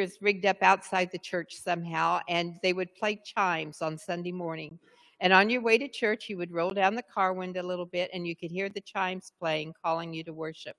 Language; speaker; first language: English; native; English